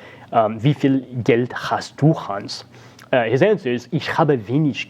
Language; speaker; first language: German; non-native, fluent; English